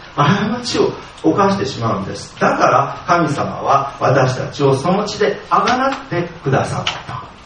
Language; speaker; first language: Japanese; native; Japanese